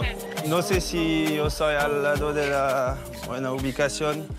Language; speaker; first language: Spanish; non-native, learner; French